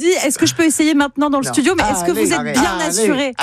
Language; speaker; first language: French; native; French